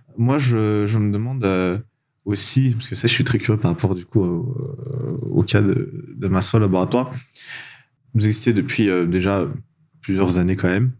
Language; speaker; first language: French; non-native, local second language; Malagasy